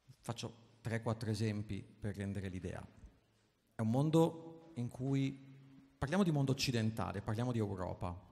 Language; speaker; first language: Italian; native; Italian